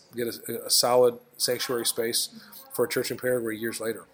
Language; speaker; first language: English; native; English